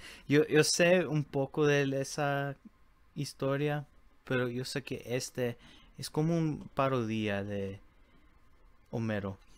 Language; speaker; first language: Spanish; early bilingual, heritage; Spanish